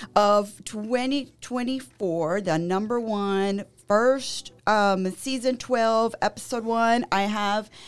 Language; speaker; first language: English; early bilingual, other home language; Spanish